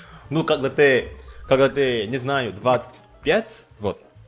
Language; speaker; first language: Russian; non-native, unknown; Indonesian